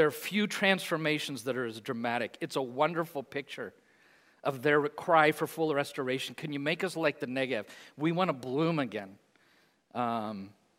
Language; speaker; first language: English; native; English